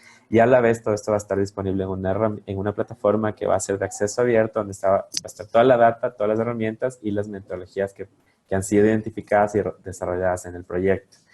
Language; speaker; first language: Spanish; native; Spanish